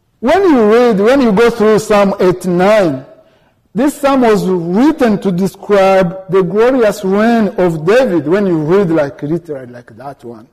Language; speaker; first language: English; non-native, local second language; Kinyarwanda